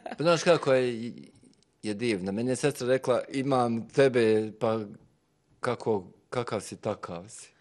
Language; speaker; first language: Bosnian; native; Bosnian